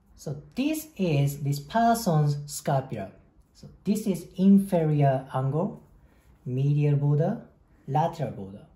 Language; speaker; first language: English; non-native, fluent; Japanese